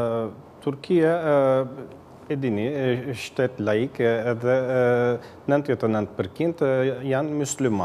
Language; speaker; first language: Albanian; early bilingual, heritage; Albanian